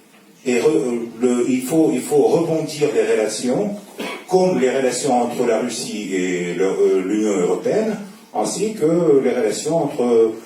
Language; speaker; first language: French; non-native, fluent; Russian